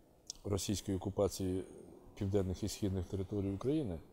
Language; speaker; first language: Ukrainian; native; Ukrainian